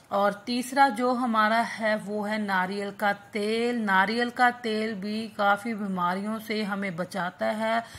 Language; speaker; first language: Hindi; non-native, local second language; Punjabi